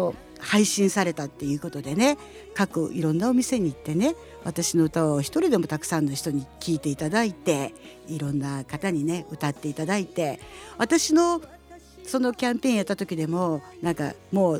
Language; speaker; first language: Japanese; native; Japanese